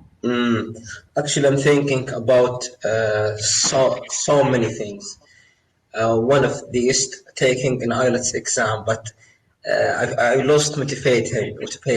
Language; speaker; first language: English; non-native, learner; Arabic